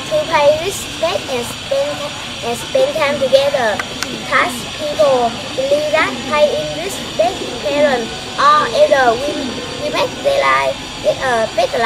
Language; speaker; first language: English; non-native, learner; Vietnamese